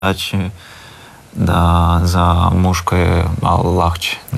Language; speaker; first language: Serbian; non-native, learner; Russian